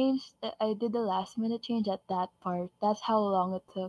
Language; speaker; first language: English; non-native, local second language; Filipino